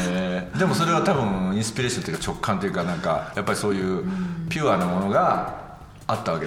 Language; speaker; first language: Japanese; native; Japanese